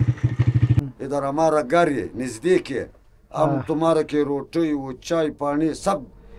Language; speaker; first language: Hindi; non-native, learner; Pashto